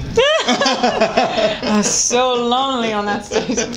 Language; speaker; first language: English; non-native, fluent; Portuguese